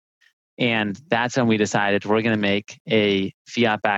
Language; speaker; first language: English; native; English